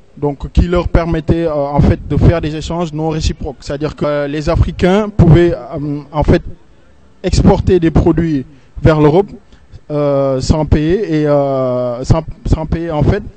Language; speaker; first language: French; non-native, local second language; Wolof